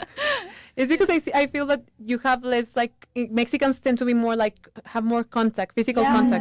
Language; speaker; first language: English; non-native, fluent; Spanish